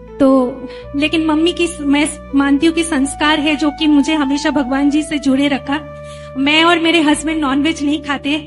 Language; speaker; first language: Hindi; non-native, local second language; Bangla